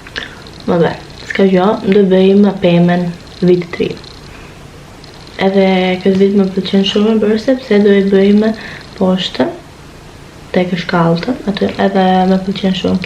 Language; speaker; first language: Albanian; early bilingual, heritage; Albanian